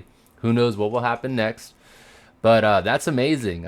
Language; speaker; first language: English; native; English